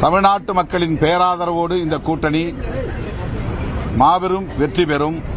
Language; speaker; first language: Tamil; native; Tamil